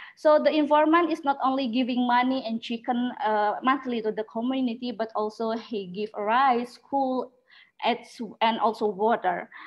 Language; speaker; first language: English; non-native, learner; Indonesian